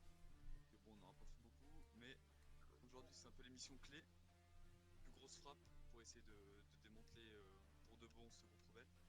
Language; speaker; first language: French; native; French